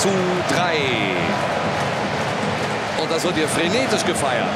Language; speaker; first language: German; native; German